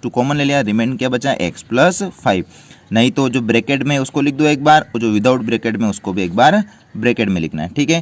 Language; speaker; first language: Hindi; native; Hindi